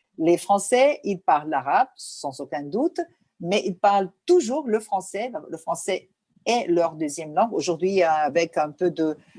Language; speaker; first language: French; non-native, fluent; Portuguese